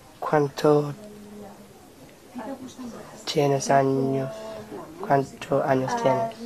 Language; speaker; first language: Spanish; non-native, learner; English